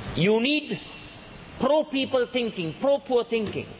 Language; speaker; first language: English; non-native, local second language; Sinhala